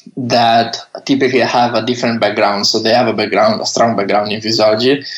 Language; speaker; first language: English; non-native, fluent; Italian